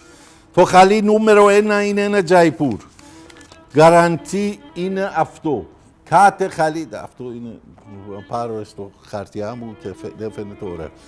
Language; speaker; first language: Greek; non-native, learner; Persian